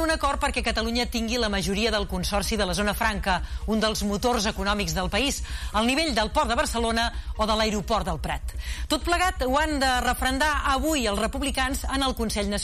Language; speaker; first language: Catalan; native; Catalan